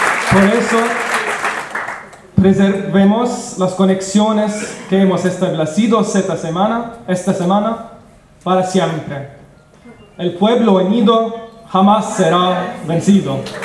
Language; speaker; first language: Spanish; non-native, learner; Arabic